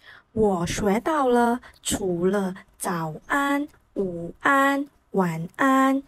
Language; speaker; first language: Chinese; non-native, learner; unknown